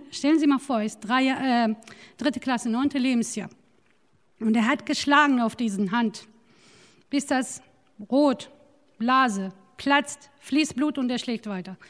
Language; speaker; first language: German; non-native, fluent; Turoyo